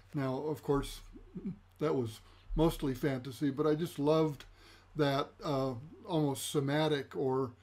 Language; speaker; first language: English; native; English